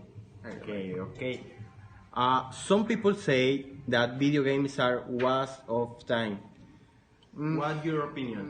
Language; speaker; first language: English; non-native, learner; Spanish